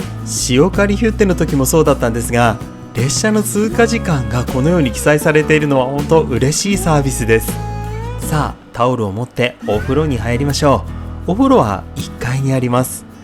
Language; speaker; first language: Japanese; native; Japanese